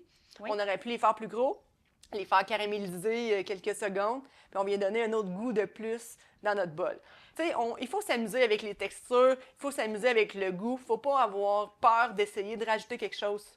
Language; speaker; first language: French; native; French